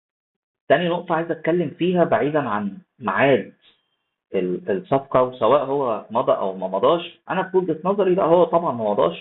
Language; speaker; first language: Arabic; native; Arabic